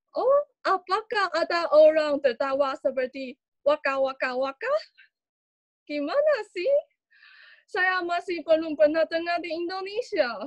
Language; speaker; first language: Indonesian; non-native, learner; Chinese